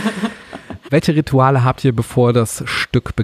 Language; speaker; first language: German; native; German